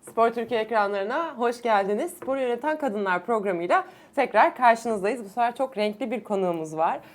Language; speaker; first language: Turkish; native; Turkish